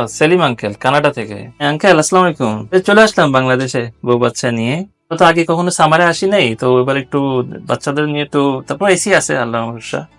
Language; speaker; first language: Bangla; native; Bangla